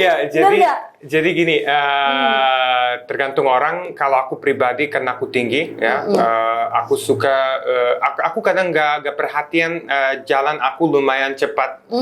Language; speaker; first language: Indonesian; non-native, fluent; Serbian